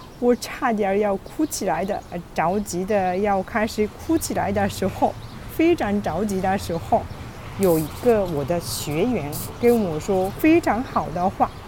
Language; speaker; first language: Chinese; non-native, fluent; Japanese